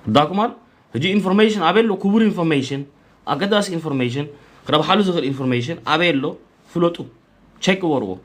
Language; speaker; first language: Tigrinya; early bilingual, heritage; Tigrinya